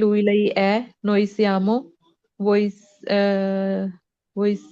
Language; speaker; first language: Italian; non-native, learner; Punjabi